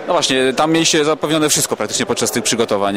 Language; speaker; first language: Polish; native; Polish